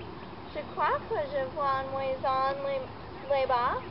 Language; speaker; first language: French; non-native, learner; English